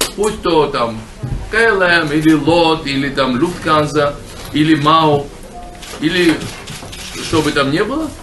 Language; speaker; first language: Russian; non-native, local second language; Georgian